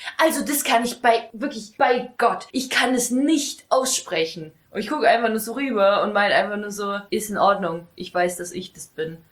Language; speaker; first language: German; early bilingual, other home language; Russian